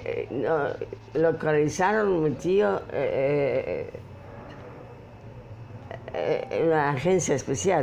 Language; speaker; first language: Spanish; non-native, fluent; Polish